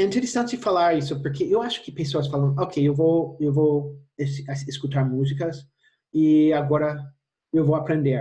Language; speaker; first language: Portuguese; non-native, fluent; English